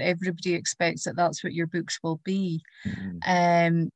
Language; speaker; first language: English; native; English